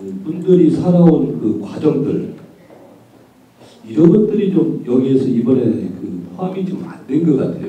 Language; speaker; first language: Korean; native; Korean